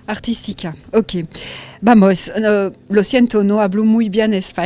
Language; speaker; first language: Spanish; non-native, learner; French